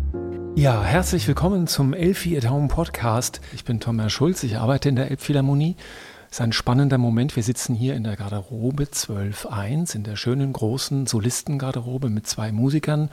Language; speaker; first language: German; native; German